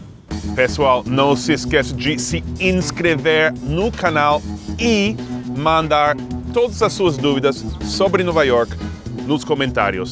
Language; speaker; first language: Portuguese; non-native, fluent; English